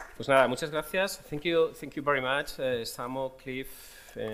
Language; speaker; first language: Spanish; native; Spanish